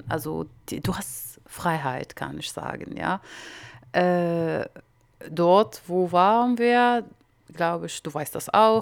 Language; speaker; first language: German; non-native, learner; Arabic